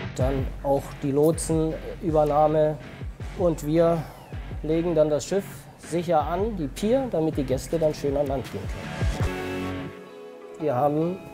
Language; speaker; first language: German; native; German